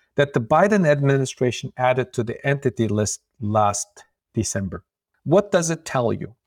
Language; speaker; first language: English; non-native, fluent; Uyghur